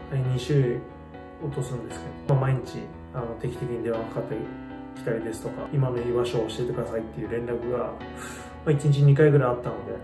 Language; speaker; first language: Japanese; native; Japanese